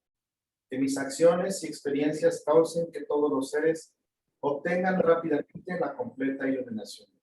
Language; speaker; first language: Spanish; native; Spanish